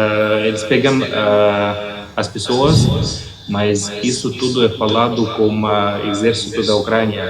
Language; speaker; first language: Portuguese; non-native, fluent; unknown